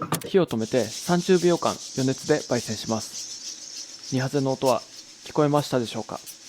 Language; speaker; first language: Japanese; native; Japanese